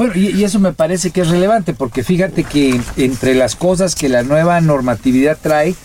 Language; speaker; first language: Spanish; native; Spanish